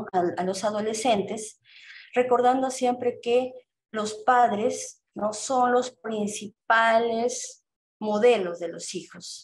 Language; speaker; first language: Spanish; native; Spanish